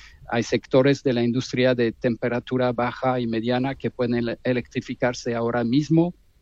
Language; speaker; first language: Spanish; non-native, fluent; French